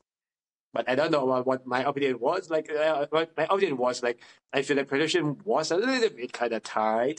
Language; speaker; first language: English; non-native, fluent; Thai